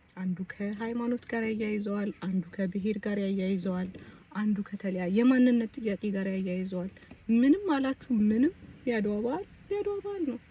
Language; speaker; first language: Amharic; native; Amharic